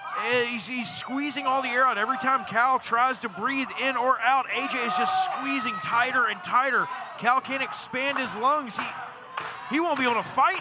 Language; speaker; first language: English; native; English